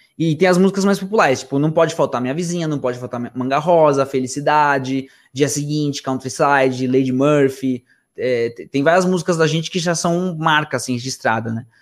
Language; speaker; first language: Portuguese; early bilingual, other home language; Spanish